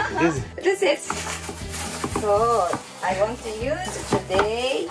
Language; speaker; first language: English; non-native, learner; Japanese